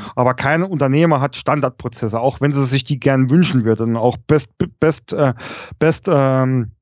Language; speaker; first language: German; native; German